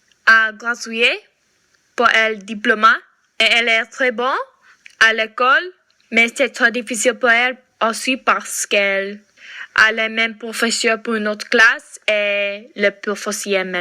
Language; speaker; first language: French; non-native, learner; English